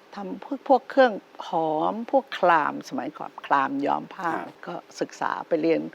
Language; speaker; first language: Thai; native; Thai